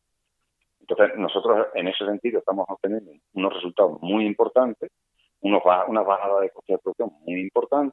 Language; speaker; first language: Spanish; native; Spanish